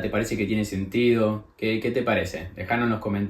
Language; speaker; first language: Spanish; native; Spanish